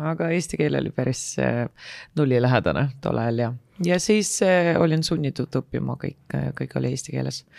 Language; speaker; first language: Estonian; non-native, local second language; Russian